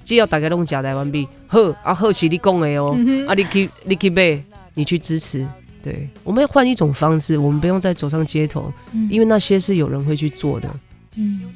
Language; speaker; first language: Chinese; non-native, local second language; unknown